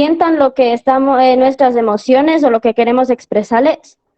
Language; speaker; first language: Spanish; native; Spanish